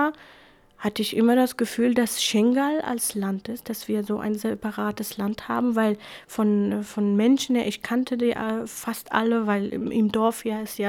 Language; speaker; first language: German; non-native, fluent; Kurdish